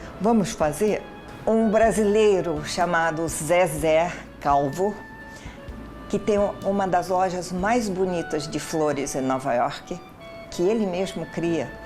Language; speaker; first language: Portuguese; non-native, fluent; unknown